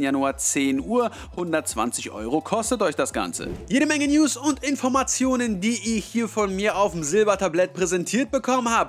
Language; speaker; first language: German; native; German